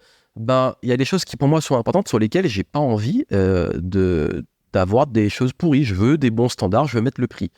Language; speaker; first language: French; native; French